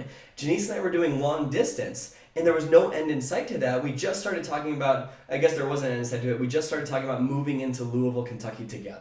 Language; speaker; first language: English; native; English